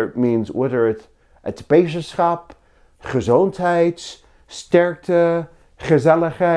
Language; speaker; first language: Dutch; non-native, learner; English